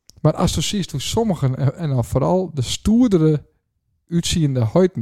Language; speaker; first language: Dutch; native; Dutch